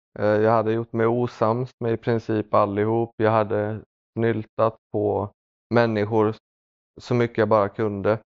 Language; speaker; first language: Swedish; early bilingual, other home language; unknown